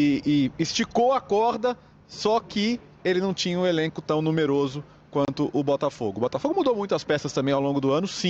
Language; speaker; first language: Portuguese; native; Portuguese